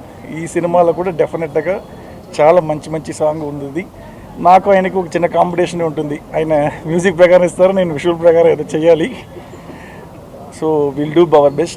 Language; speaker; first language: Telugu; non-native, fluent; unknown